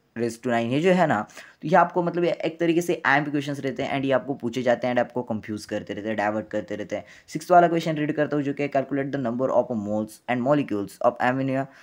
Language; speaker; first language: Hindi; non-native, local second language; Marathi